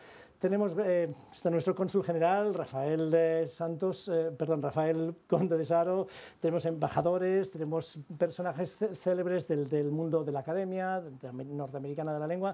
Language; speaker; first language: Spanish; native; Spanish